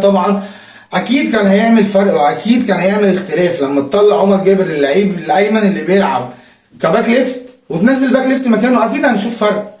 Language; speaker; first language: Arabic; native; Arabic